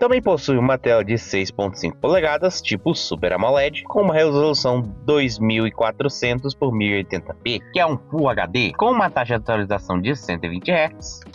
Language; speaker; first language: Portuguese; native; Portuguese